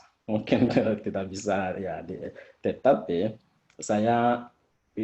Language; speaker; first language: Indonesian; non-native, fluent; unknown